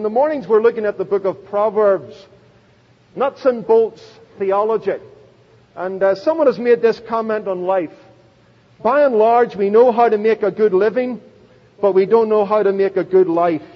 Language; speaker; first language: English; native; English